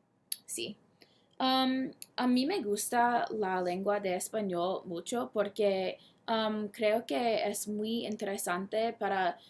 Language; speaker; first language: Spanish; non-native, learner; English